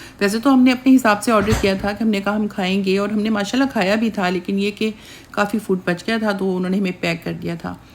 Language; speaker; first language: Urdu; native; Urdu